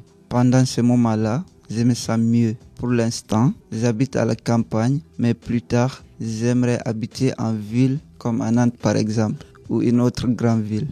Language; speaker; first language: French; non-native, learner; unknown